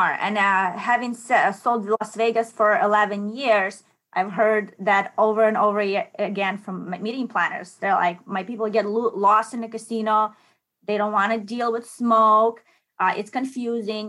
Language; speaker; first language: English; non-native, fluent; Ukrainian